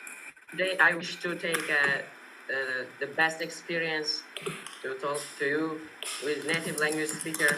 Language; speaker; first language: English; non-native, learner; Uzbek